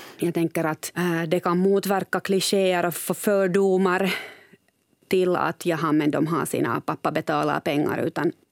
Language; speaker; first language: Swedish; native; Swedish